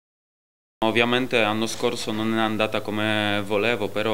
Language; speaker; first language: Italian; non-native, fluent; Polish